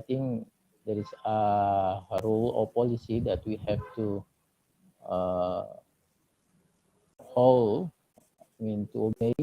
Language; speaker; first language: English; non-native, learner; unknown